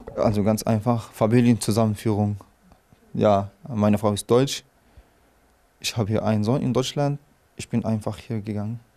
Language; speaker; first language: German; non-native, fluent; Arabic